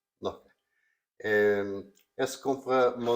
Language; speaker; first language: French; non-native, learner; Portuguese